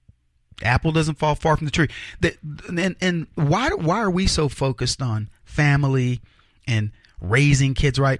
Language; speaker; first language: English; native; English